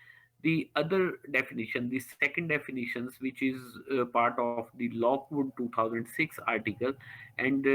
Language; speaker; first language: English; non-native, local second language; Urdu